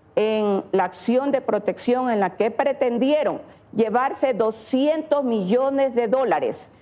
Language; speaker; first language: Spanish; native; Spanish